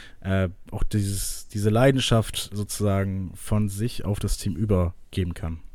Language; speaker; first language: German; native; German